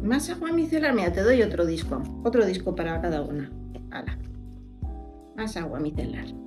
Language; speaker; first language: Spanish; native; Spanish